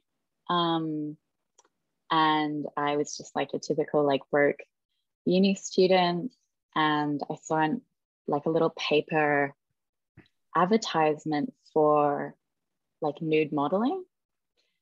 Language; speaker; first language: English; native; English